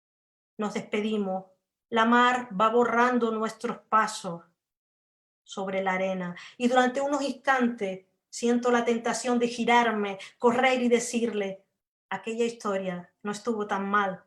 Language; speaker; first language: Spanish; native; Spanish